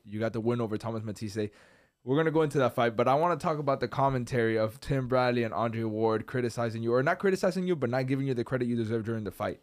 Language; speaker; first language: English; early bilingual, other home language; Spanish